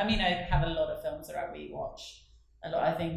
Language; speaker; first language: English; non-native, fluent; Norwegian